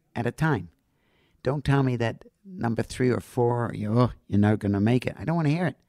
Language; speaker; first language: English; non-native, fluent; Dutch